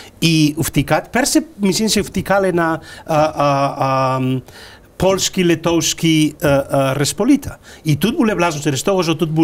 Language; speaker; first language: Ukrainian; non-native, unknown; Spanish